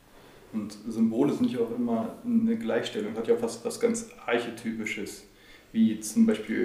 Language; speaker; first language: German; native; German